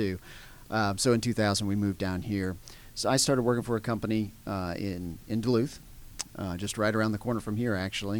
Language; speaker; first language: English; native; English